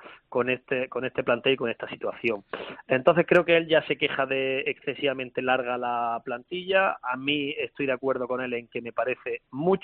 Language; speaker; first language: Spanish; native; Spanish